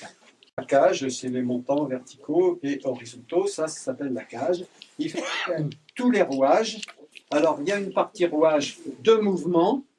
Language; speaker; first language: French; native; French